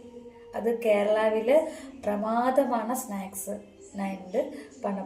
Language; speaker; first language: Tamil; non-native, learner; Malayalam